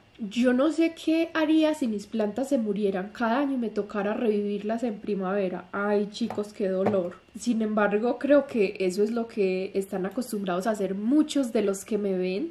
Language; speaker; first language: Spanish; native; Spanish